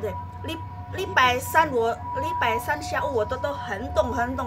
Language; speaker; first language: Chinese; non-native, learner; Indonesian